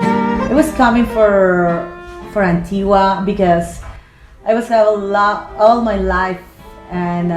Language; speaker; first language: English; non-native, learner; Spanish